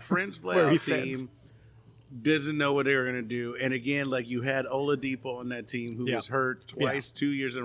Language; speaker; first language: English; native; English